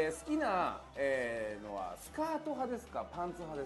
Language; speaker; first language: Japanese; native; Japanese